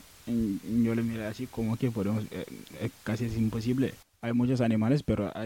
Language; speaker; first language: Spanish; non-native, learner; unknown